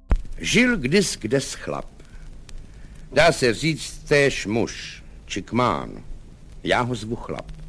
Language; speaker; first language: Czech; native; Czech